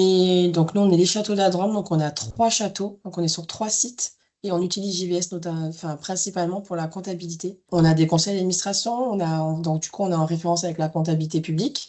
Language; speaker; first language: French; native; French